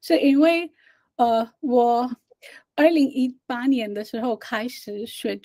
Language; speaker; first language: Chinese; non-native, fluent; Hindi